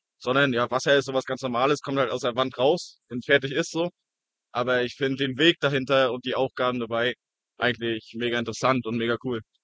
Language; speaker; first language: German; native; German